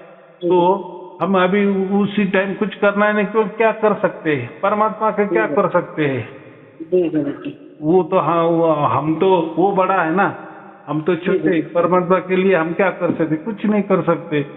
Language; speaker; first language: Hindi; native; Hindi